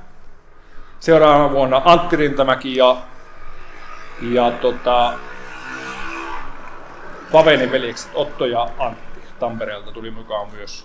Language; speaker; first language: Finnish; native; Finnish